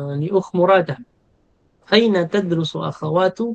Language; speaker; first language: Arabic; non-native, fluent; Filipino